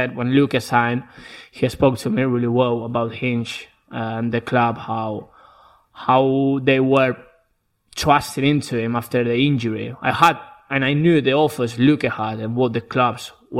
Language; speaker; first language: English; non-native, fluent; Spanish